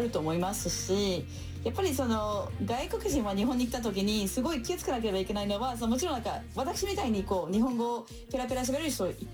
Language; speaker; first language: Japanese; non-native, fluent; French